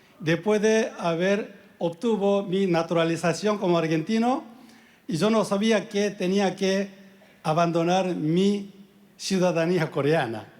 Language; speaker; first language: Spanish; non-native, fluent; Korean